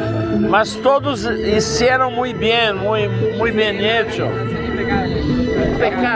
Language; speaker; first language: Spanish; non-native, learner; Portuguese